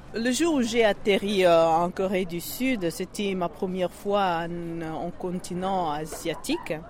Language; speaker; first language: French; non-native, local second language; Kinyarwanda